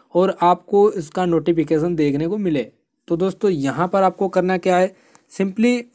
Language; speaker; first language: Hindi; native; Hindi